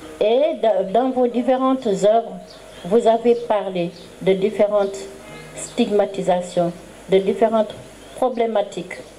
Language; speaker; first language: French; non-native, local second language; Wolof